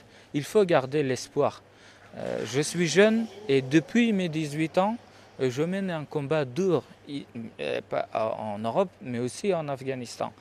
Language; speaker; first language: French; non-native, fluent; Persian